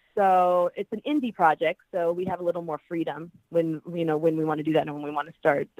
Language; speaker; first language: English; native; English